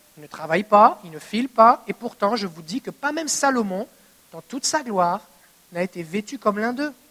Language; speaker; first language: French; native; French